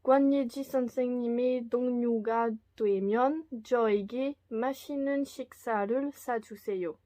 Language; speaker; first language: Korean; non-native, learner; French